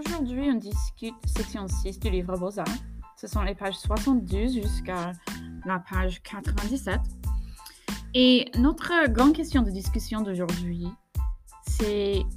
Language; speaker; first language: French; non-native, fluent; English